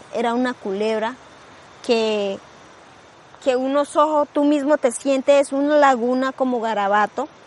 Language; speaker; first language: Spanish; non-native, local second language; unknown